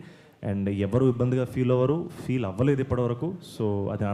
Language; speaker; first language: Telugu; native; Telugu